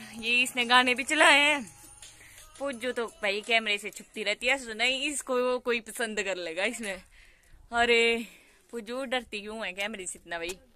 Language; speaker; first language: Hindi; non-native, local second language; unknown